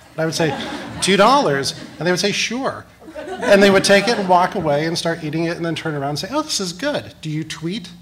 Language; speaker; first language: English; native; English